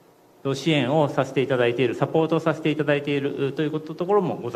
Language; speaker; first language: Japanese; native; Japanese